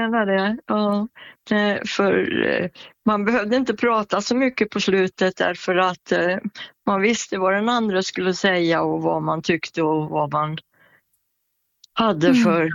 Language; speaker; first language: Swedish; native; Swedish